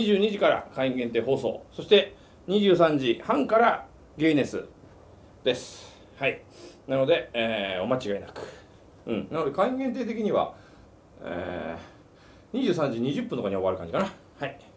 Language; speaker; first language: Japanese; native; Japanese